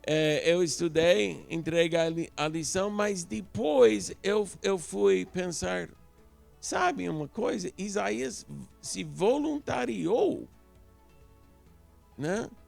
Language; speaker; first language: Portuguese; non-native, local second language; English